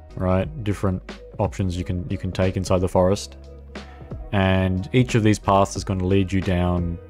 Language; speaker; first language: English; native; English